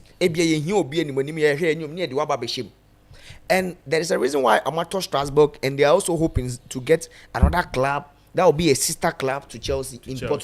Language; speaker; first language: English; non-native, local second language; Akan